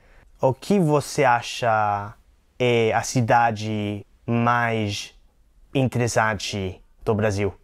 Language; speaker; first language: Portuguese; non-native, learner; English